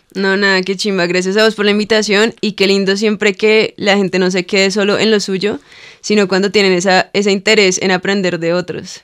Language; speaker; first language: Spanish; native; Spanish